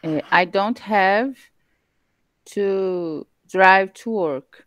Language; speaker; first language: English; non-native, learner; Portuguese